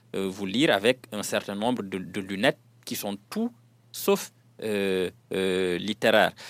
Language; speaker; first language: French; non-native, local second language; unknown